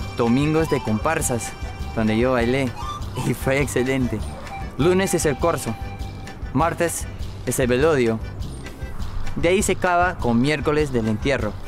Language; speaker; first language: Spanish; non-native, fluent; English